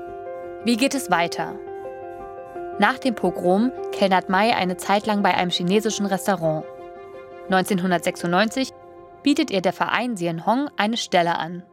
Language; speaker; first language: German; native; German